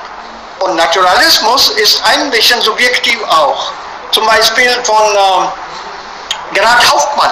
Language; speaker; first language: German; non-native, fluent; Hindi